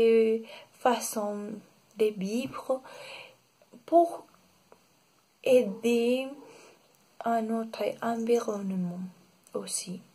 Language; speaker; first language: French; non-native, learner; Spanish